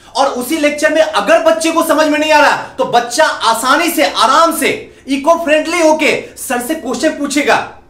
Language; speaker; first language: Hindi; native; Hindi